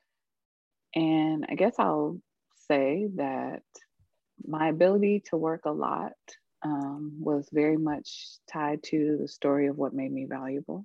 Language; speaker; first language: English; native; English